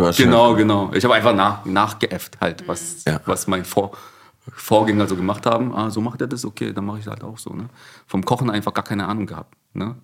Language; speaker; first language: German; early bilingual, other home language; Korean